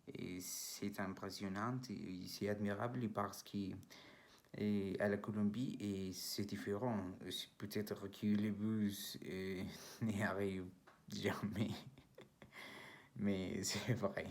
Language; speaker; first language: French; non-native, learner; Spanish